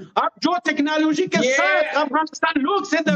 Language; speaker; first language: Hindi; non-native, fluent; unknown